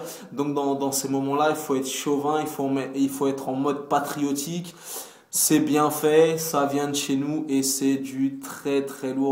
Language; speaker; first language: French; native; French